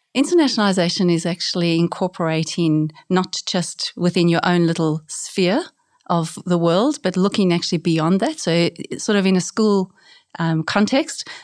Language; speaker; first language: English; native; English